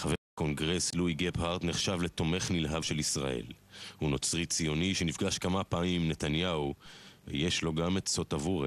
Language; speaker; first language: Hebrew; native; Hebrew